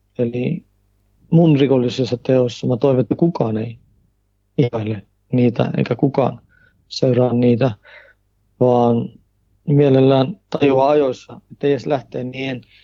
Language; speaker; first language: Finnish; early bilingual, heritage; Finnish